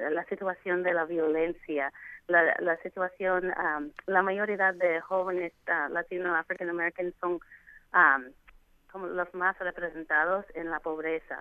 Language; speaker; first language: Spanish; non-native, fluent; English